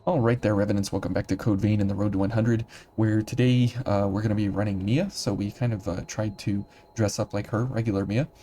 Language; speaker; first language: English; native; English